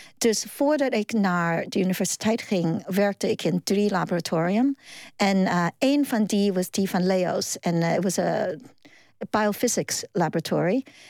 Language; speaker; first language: Dutch; non-native, fluent; Cantonese